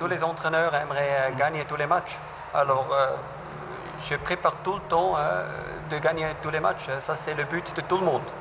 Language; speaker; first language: French; non-native, fluent; German